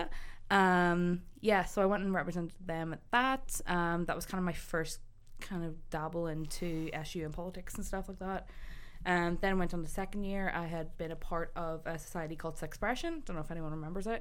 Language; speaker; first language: English; native; English